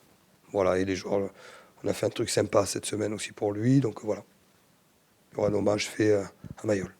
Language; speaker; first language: French; native; French